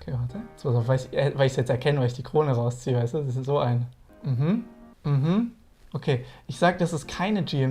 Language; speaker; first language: German; native; German